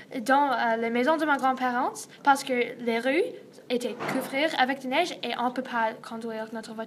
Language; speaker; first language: French; non-native, learner; English